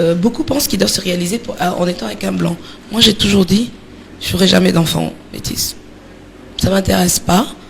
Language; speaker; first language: French; native; French